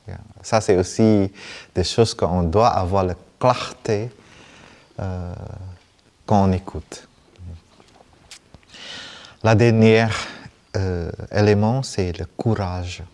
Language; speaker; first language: French; non-native, fluent; Vietnamese